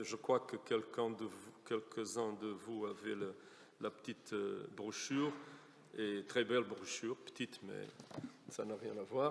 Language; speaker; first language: French; non-native, fluent; Portuguese